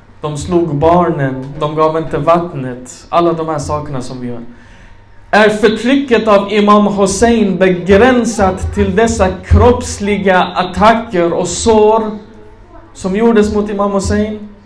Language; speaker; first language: Swedish; non-native, fluent; Arabic